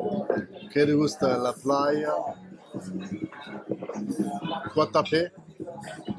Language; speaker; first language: Spanish; non-native, learner; German